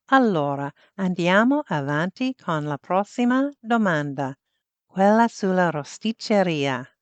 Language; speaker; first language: Italian; non-native, fluent; English